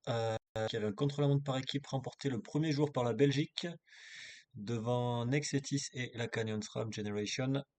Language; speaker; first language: French; native; French